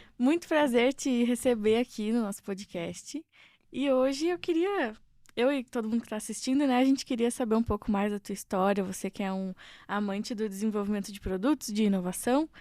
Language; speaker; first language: Portuguese; native; Portuguese